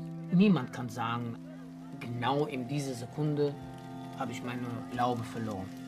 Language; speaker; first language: German; non-native, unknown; Persian